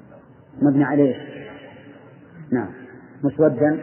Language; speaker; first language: Arabic; native; Arabic